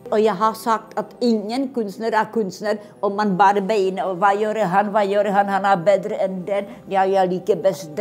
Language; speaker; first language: Norwegian; non-native, fluent; Czech